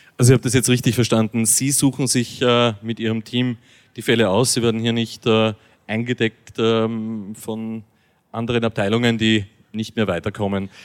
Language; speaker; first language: German; native; German